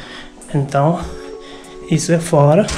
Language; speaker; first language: Portuguese; non-native, learner; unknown